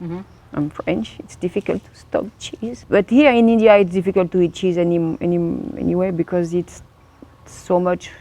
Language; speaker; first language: English; non-native, learner; French